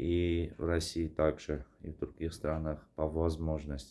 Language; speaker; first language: Russian; non-native, fluent; Armenian